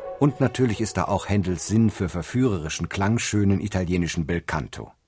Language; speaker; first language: German; native; German